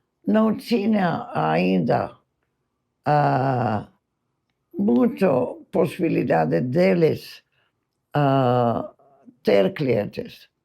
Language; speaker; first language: Portuguese; non-native, fluent; English